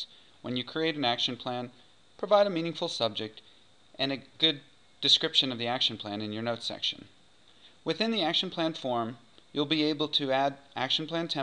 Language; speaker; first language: English; native; English